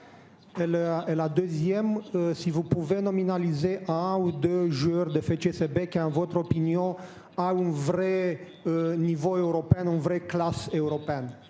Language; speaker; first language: French; non-native, fluent; Romanian